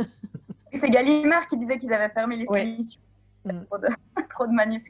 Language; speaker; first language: French; native; French